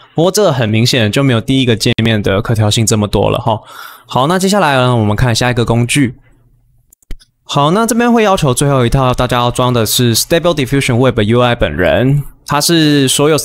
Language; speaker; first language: Chinese; native; Chinese